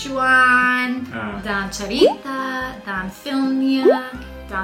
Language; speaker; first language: Indonesian; non-native, learner; English